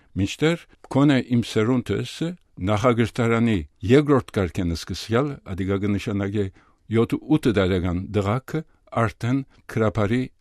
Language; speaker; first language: Armenian; early bilingual, heritage; Armenian